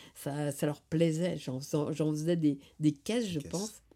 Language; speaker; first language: French; native; French